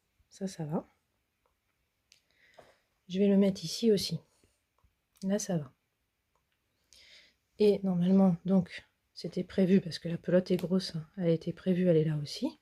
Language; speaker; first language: French; native; French